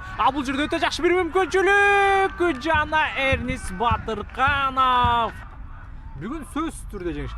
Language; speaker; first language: Kyrgyz; native; Kyrgyz